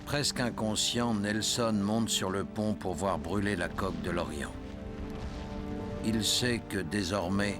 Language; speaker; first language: French; native; French